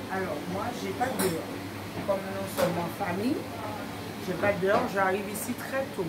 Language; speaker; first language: French; non-native, local second language; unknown